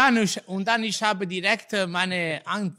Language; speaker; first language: German; non-native, learner; Italian